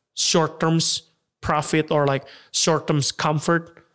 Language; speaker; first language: English; non-native, fluent; Indonesian